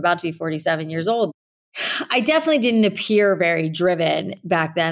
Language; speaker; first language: English; native; English